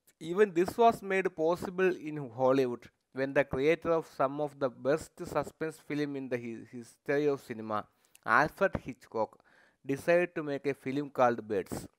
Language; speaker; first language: English; non-native, local second language; Malayalam